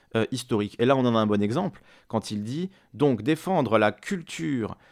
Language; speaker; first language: French; native; French